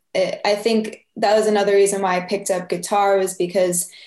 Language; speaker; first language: English; native; English